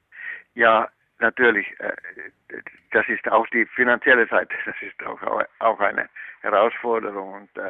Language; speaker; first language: German; non-native, fluent; Finnish